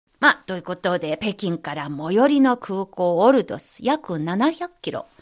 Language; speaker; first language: Japanese; non-native, fluent; Chinese